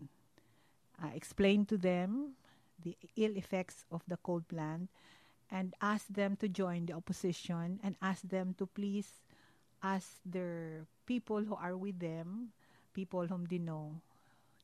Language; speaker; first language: English; non-native, local second language; Hiligaynon